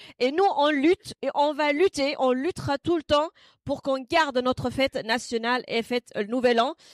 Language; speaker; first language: French; non-native, fluent; Kurdish